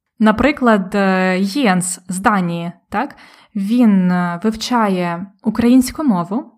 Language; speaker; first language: Ukrainian; native; Ukrainian